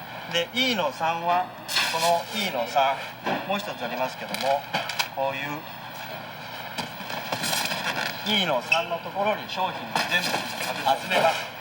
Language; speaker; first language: Japanese; native; Japanese